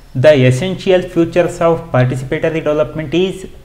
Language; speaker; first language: English; non-native, local second language; Kannada